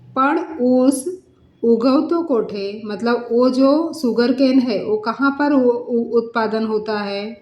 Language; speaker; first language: Hindi; non-native, local second language; Marathi